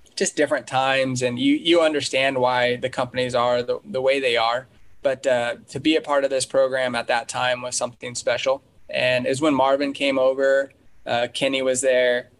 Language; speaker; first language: English; native; English